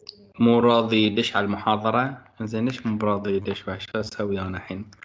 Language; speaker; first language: Arabic; native; Arabic